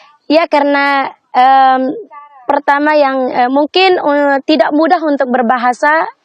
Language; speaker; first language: Indonesian; non-native, local second language; Sasak